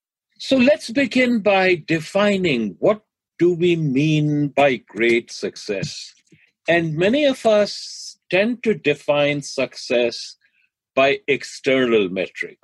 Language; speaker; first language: English; non-native, local second language; Hindi